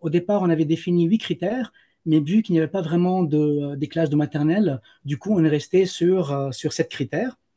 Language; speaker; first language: French; native; French